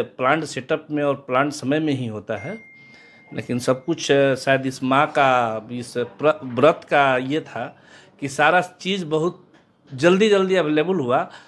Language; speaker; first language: Hindi; native; Hindi